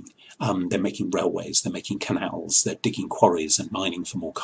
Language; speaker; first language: English; native; English